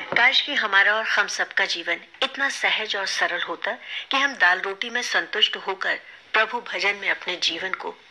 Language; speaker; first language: Hindi; native; Hindi